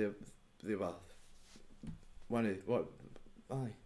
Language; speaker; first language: English; native; English